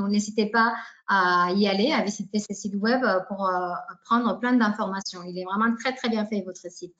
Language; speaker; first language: French; native; French